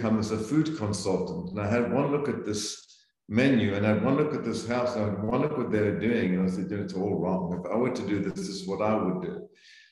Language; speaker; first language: English; native; English